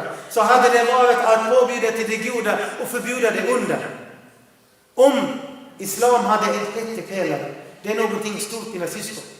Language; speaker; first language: Swedish; non-native, fluent; Arabic